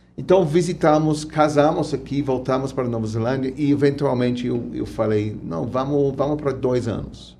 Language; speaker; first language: Portuguese; non-native, fluent; English